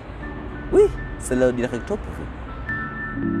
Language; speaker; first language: French; non-native, learner; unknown